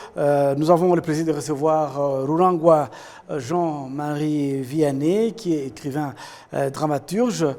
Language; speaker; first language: French; non-native, local second language; Kinyarwanda